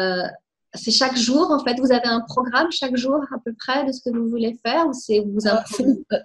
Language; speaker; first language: French; native; French